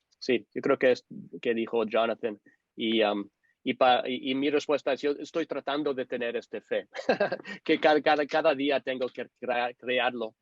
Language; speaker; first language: Spanish; non-native, fluent; English